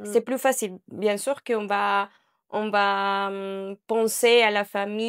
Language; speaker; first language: French; non-native, learner; Spanish